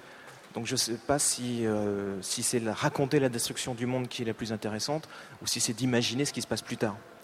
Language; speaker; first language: French; native; French